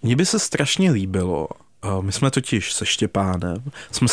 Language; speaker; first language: Czech; native; Czech